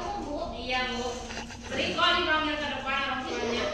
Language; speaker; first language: Indonesian; native; Indonesian